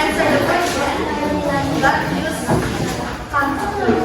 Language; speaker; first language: English; non-native, learner; Indonesian